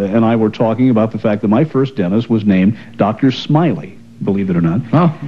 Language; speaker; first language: English; native; English